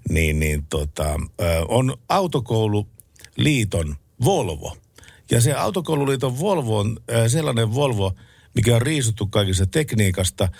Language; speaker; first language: Finnish; native; Finnish